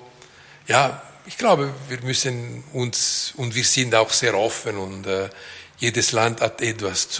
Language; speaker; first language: German; non-native, local second language; French